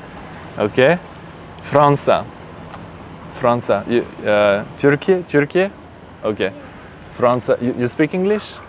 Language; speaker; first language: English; non-native, learner; French